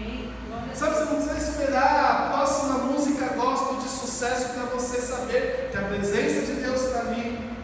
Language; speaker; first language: Portuguese; native; Portuguese